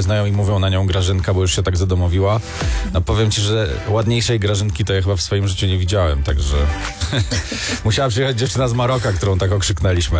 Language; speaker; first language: Polish; native; Polish